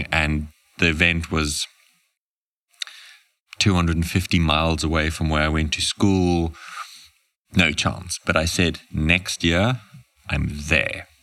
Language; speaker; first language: English; native; English